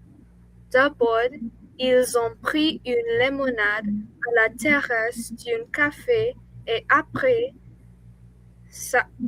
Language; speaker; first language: French; non-native, learner; English